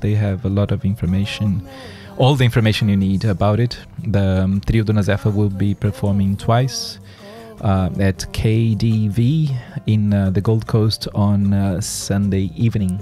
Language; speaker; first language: English; non-native, fluent; Portuguese